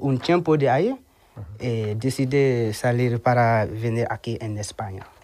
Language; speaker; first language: Spanish; non-native, learner; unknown